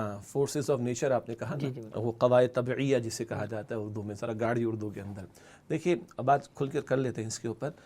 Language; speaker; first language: Urdu; native; Urdu